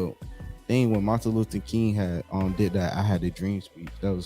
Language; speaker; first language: English; native; English